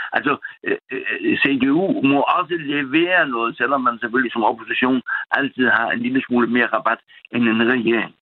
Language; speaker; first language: Danish; non-native, local second language; German